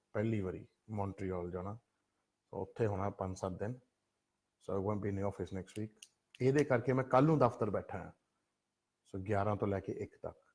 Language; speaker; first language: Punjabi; early bilingual, heritage; Punjabi